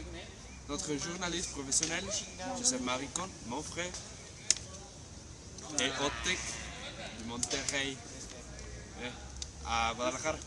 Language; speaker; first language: French; non-native, learner; Spanish